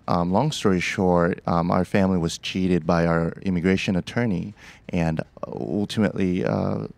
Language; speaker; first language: English; early bilingual, other home language; Korean